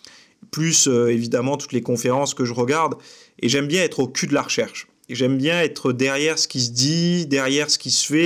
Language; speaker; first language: French; native; French